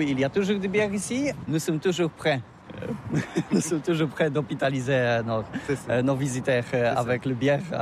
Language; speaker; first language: French; non-native, learner; Polish